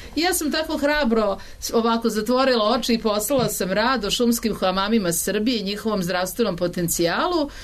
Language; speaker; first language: Serbian; native; Serbian